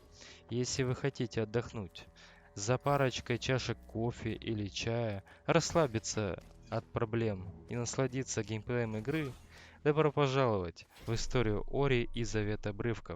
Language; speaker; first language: Russian; native; Russian